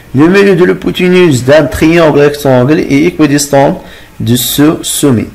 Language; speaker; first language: French; non-native, local second language; Arabic